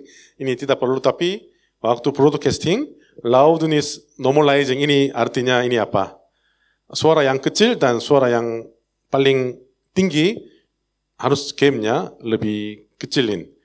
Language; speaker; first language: Indonesian; non-native, learner; Korean